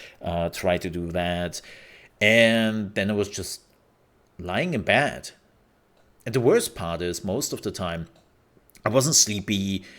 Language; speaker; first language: English; non-native, fluent; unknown